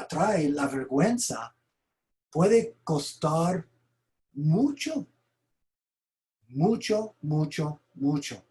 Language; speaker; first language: Spanish; non-native, fluent; English